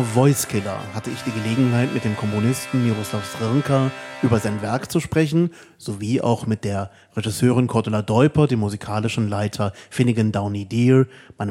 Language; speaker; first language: German; native; German